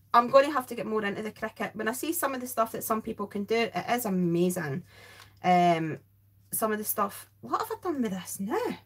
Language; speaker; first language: English; native; English